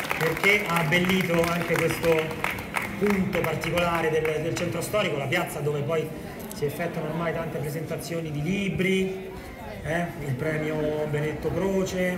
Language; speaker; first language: Italian; native; Italian